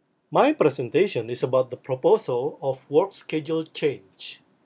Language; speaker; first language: English; non-native, fluent; Indonesian